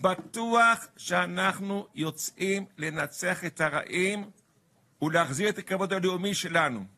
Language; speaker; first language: Hebrew; native; Hebrew